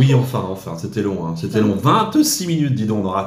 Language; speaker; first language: French; native; French